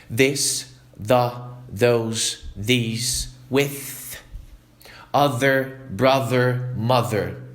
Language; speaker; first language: English; non-native, fluent; Portuguese